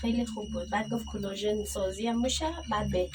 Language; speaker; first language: Persian; early bilingual, heritage; Persian